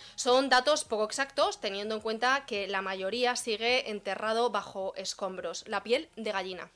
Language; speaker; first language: Spanish; early bilingual, other home language; Arabic